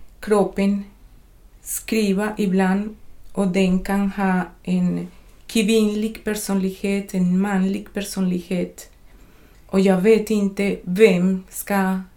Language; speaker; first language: Swedish; non-native, fluent; Spanish